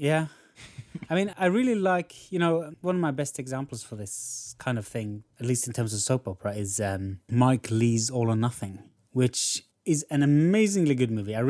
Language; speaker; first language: English; non-native, fluent; Norwegian